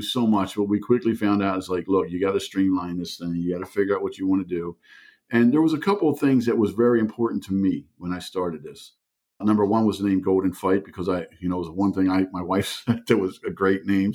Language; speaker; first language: English; early bilingual, other home language; German